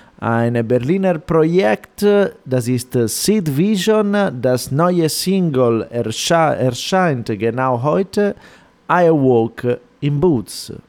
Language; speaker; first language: German; non-native, fluent; Italian